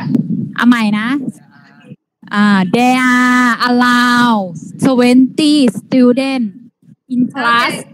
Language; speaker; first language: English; non-native, learner; Thai